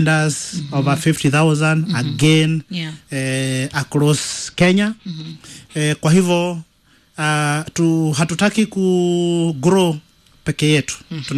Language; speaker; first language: Swahili; non-native, local second language; Kikuyu